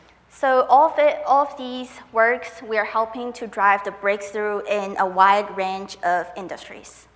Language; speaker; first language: English; non-native, fluent; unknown